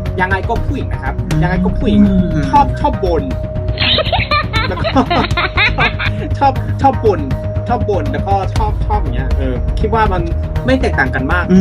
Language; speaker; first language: Thai; early bilingual, other home language; Korean